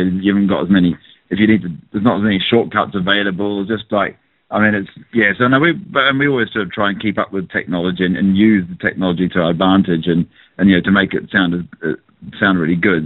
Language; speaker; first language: English; native; English